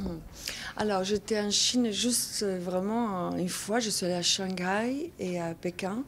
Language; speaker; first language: French; non-native, fluent; Italian